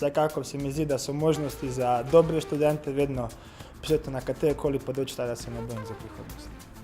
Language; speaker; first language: Slovenian; non-native, fluent; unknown